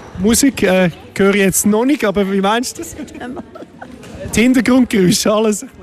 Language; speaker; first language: German; native; German